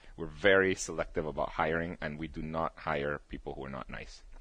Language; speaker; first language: English; early bilingual, other home language; Spanish